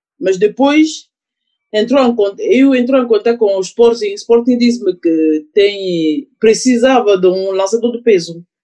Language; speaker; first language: Portuguese; non-native, learner; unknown